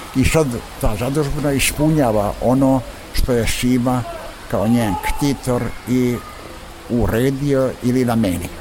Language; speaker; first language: Serbian; native; Serbian